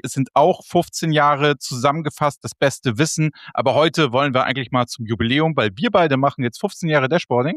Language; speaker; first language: German; native; German